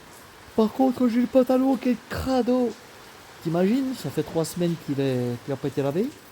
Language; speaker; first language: French; native; French